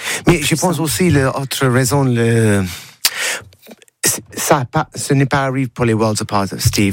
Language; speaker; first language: French; non-native, learner; English